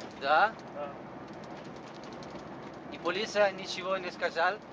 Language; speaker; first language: Russian; non-native, learner; Italian